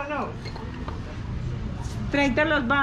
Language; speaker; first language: Spanish; native; Spanish